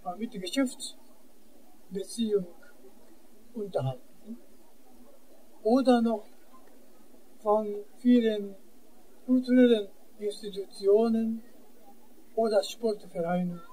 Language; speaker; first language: German; non-native, fluent; Japanese